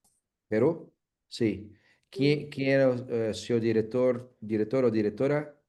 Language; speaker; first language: Spanish; non-native, learner; Portuguese